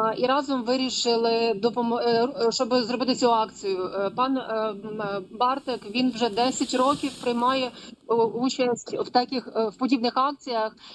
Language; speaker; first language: Ukrainian; non-native, fluent; Polish